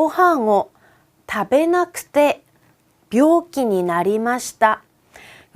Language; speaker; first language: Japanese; non-native, fluent; Korean